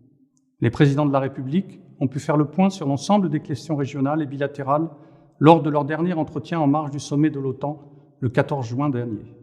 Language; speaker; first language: French; native; French